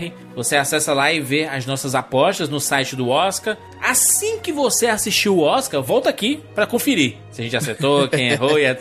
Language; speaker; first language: Portuguese; native; Portuguese